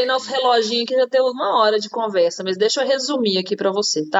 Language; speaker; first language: Portuguese; native; Portuguese